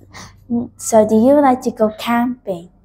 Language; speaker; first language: English; non-native, learner; Vietnamese